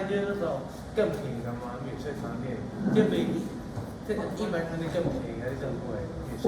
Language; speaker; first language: Chinese; native; Chinese